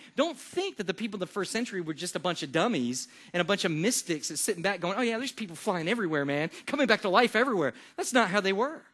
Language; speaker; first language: English; native; English